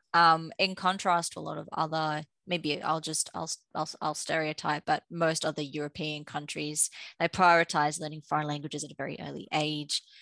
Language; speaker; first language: English; native; English